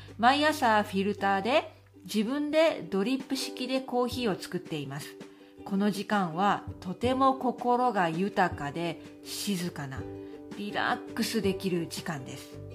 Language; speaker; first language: Japanese; native; Japanese